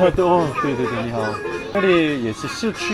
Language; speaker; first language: Chinese; non-native, learner; Korean